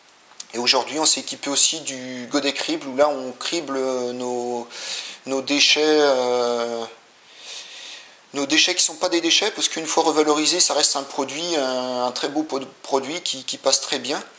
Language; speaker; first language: French; native; French